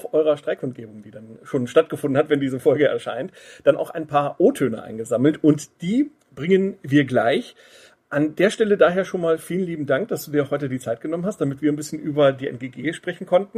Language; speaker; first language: German; native; German